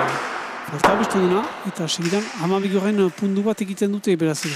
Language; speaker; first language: Basque; native; Basque